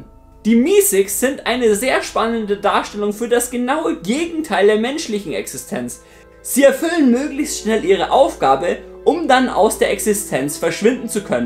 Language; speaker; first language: German; native; German